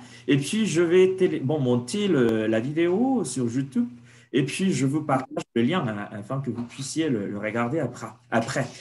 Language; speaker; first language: French; non-native, fluent; Spanish